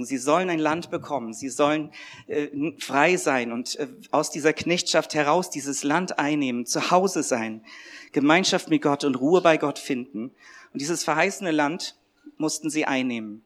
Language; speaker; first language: German; native; German